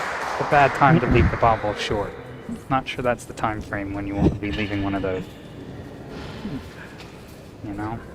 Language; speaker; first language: English; native; English